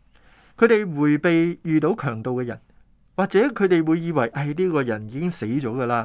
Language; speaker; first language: Chinese; non-native, local second language; Cantonese